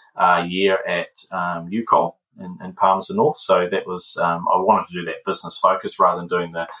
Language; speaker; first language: English; native; English